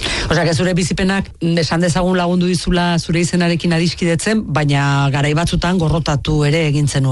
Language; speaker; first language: Basque; native; Basque